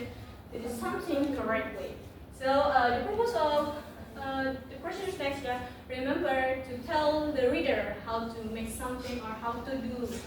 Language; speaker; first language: English; non-native, learner; Indonesian